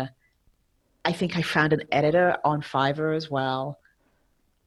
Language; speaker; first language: English; native; English